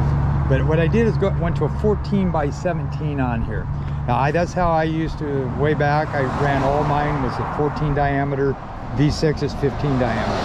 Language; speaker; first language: English; native; English